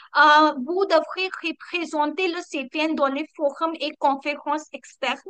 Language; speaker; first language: French; non-native, learner; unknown